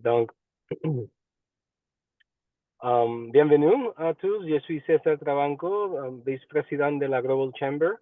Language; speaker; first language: French; non-native, learner; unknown